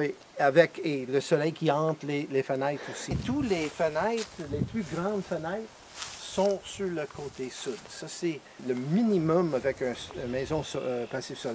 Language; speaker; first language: French; non-native, fluent; English